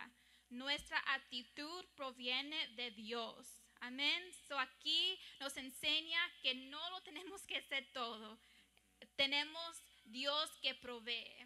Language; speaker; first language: Spanish; early bilingual, heritage; English